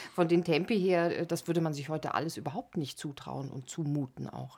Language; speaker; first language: German; native; German